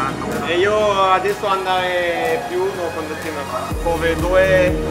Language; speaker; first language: Italian; non-native, learner; French